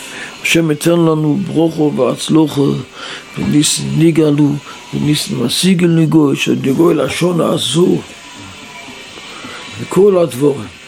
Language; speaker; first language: Hebrew; non-native, local second language; Yiddish